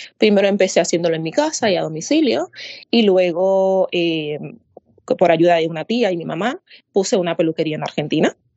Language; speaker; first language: Spanish; native; Spanish